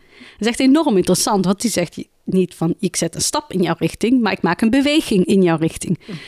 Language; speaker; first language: Dutch; early bilingual, other home language; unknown